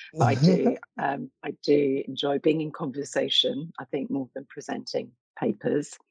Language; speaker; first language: English; native; English